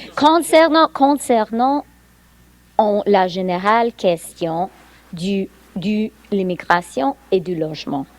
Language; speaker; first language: French; non-native, fluent; English